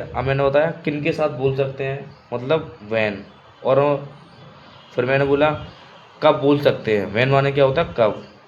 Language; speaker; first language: Hindi; native; Hindi